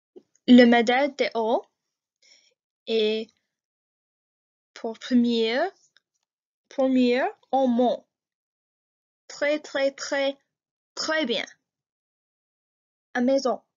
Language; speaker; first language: French; non-native, learner; English